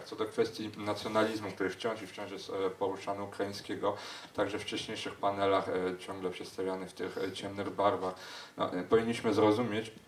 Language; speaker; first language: Polish; native; Polish